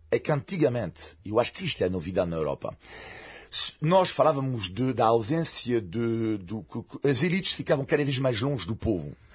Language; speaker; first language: Portuguese; non-native, fluent; French